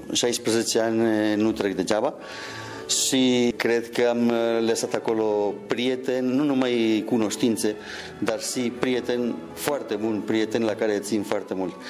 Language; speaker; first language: Romanian; non-native, fluent; Spanish